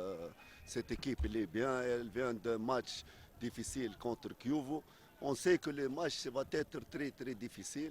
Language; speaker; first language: French; non-native, fluent; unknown